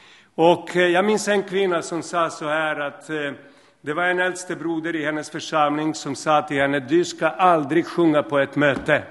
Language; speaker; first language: Swedish; non-native, fluent; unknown